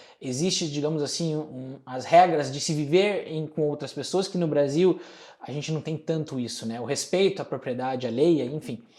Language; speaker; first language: Portuguese; native; Portuguese